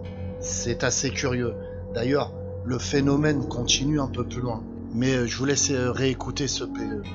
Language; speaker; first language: French; native; French